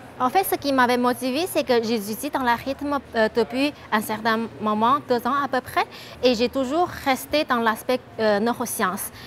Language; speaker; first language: French; non-native, fluent; Chinese